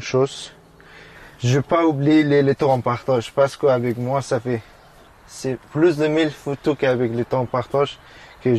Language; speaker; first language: French; non-native, learner; Persian